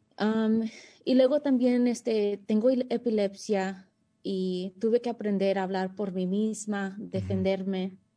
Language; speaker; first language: Spanish; early bilingual, heritage; Spanish